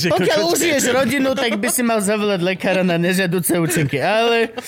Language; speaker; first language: Slovak; native; Slovak